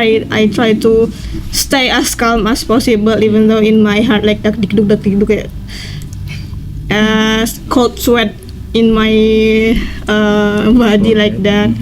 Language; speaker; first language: English; non-native, learner; Indonesian